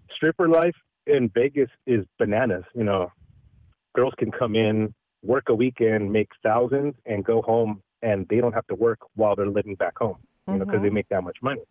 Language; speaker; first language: English; early bilingual, other home language; Filipino